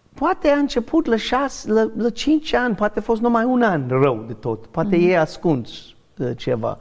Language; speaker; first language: Romanian; non-native, fluent; English